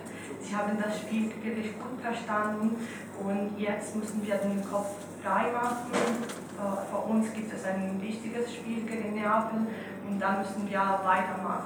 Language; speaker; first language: German; non-native, fluent; Italian